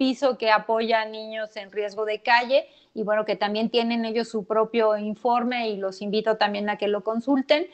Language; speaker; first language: Spanish; native; Spanish